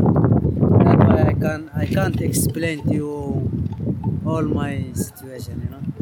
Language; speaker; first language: English; non-native, learner; Arabic